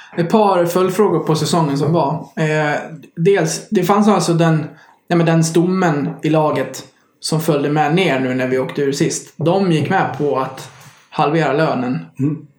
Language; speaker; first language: Swedish; native; Swedish